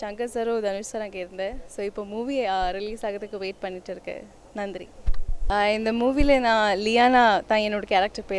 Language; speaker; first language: Tamil; non-native, learner; Malayalam